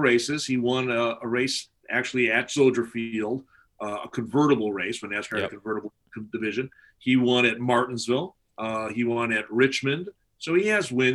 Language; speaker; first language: English; native; English